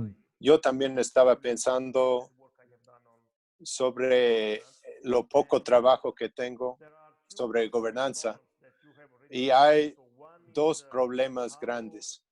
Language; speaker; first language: Spanish; non-native, fluent; English